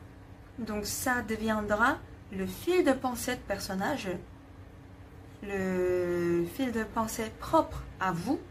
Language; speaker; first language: French; non-native, fluent; Korean